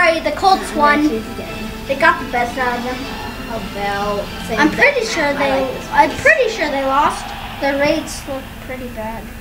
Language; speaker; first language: English; native; English